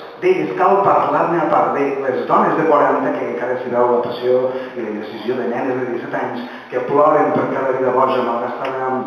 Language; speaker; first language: Catalan; native; Catalan